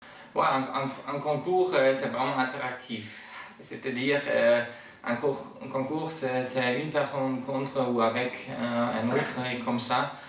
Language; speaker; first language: French; non-native, fluent; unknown